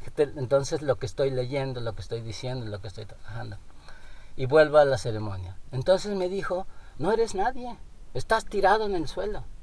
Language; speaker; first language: Spanish; non-native, local second language; Nahuatl languages